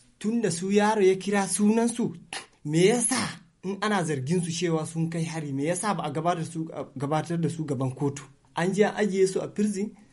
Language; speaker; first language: Hausa; non-native, local second language; Fula